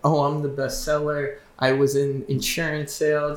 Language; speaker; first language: English; native; English